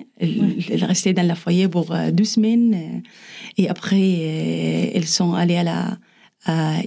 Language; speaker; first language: French; non-native, learner; Arabic